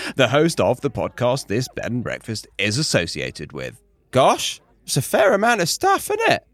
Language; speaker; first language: English; native; English